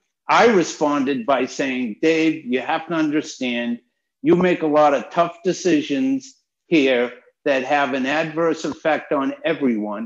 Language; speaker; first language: English; native; English